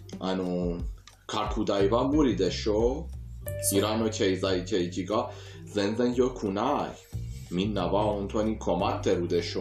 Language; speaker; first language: Japanese; non-native, fluent; Persian